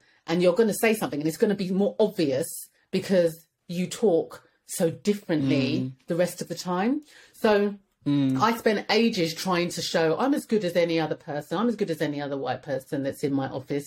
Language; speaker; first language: English; native; English